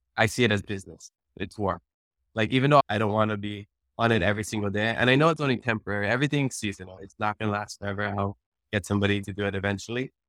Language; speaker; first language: English; early bilingual, other home language; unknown